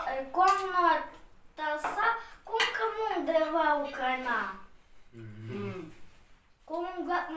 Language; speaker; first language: Vietnamese; early bilingual, heritage; Vietnamese